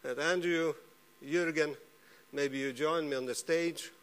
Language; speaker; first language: English; non-native, fluent; Estonian